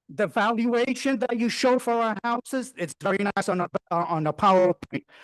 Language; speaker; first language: English; non-native, fluent; Portuguese